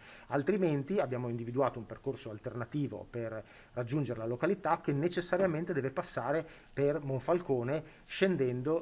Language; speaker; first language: Italian; native; Italian